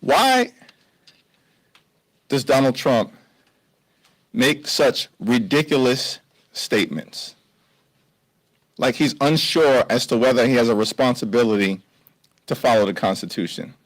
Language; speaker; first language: English; native; English